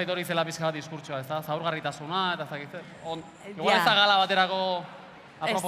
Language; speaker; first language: Basque; native; Basque